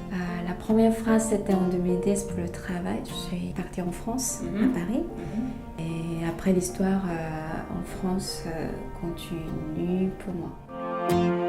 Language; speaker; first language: French; non-native, fluent; Korean